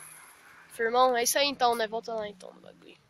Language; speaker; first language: Portuguese; native; Portuguese